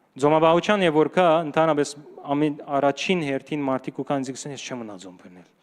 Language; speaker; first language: Armenian; early bilingual, heritage; Armenian